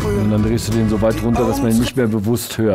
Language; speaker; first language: German; native; German